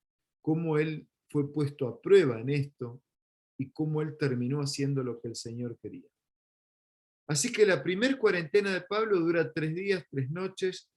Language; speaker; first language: Spanish; native; Spanish